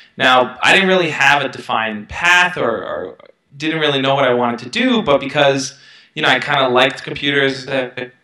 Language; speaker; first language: English; native; English